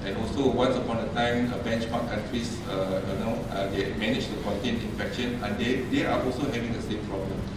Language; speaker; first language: English; non-native, local second language; Malay